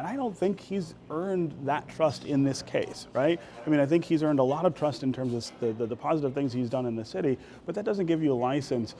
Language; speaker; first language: English; native; English